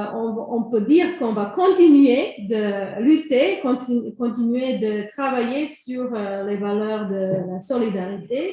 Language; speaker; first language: French; non-native, fluent; Croatian